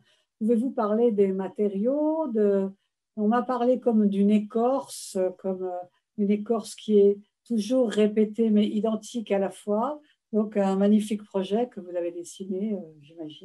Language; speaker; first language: French; native; French